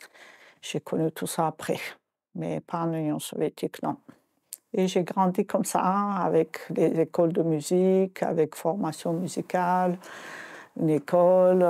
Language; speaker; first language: French; non-native, fluent; Azerbaijani